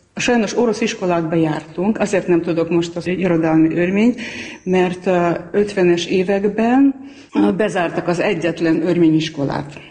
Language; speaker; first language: Hungarian; non-native, fluent; Armenian